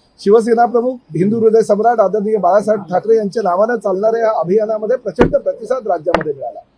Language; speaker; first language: Marathi; native; Marathi